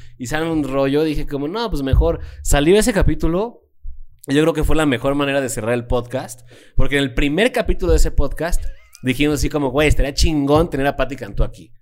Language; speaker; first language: Spanish; native; Spanish